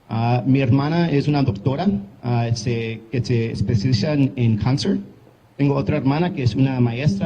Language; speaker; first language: Spanish; early bilingual, heritage; English